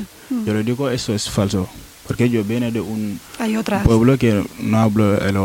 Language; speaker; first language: Spanish; non-native, learner; Wolof